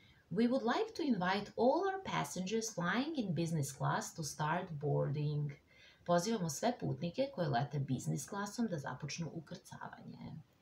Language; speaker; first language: English; non-native, fluent; Serbian